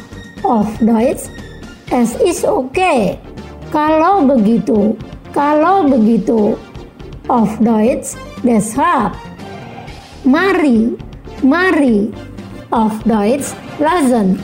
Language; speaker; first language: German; non-native, learner; Indonesian